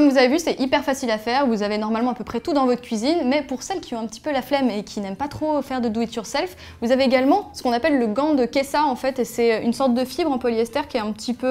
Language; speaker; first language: French; native; French